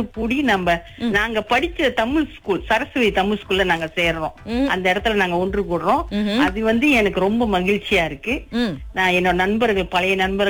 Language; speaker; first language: Tamil; early bilingual, heritage; Tamil